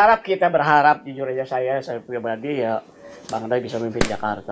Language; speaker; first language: Indonesian; native; Indonesian